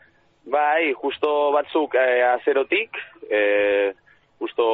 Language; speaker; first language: Basque; non-native, learner; Catalan